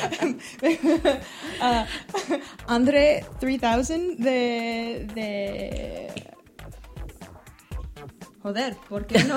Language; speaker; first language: Spanish; non-native, learner; English